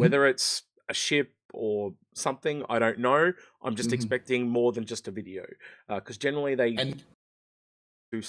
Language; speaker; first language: English; native; English